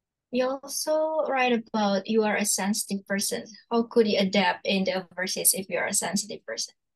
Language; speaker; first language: English; non-native, fluent; Indonesian